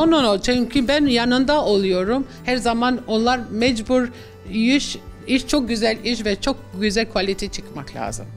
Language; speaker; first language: Turkish; non-native, learner; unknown